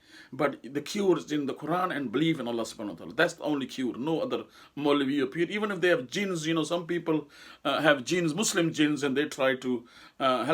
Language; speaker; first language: English; non-native, local second language; Urdu